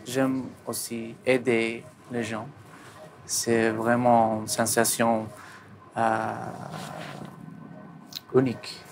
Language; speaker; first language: French; non-native, learner; Arabic